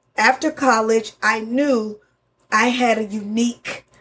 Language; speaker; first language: English; early bilingual, other home language; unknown